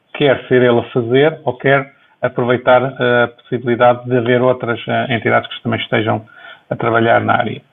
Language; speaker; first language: Portuguese; native; Portuguese